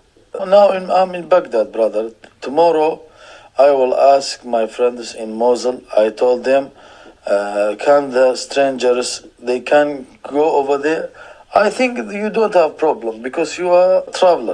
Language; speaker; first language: English; non-native, learner; Arabic